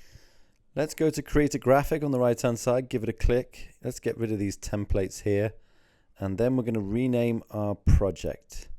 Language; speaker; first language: English; native; English